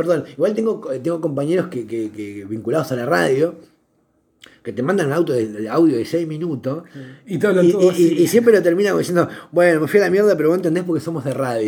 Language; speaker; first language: Spanish; native; Spanish